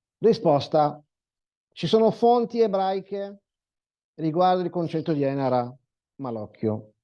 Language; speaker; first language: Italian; non-native, fluent; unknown